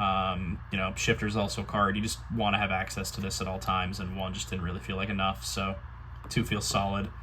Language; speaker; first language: English; native; English